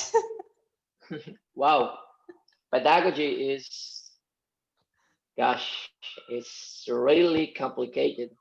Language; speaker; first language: English; non-native, fluent; Portuguese